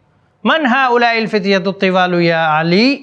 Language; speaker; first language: Arabic; non-native, fluent; Urdu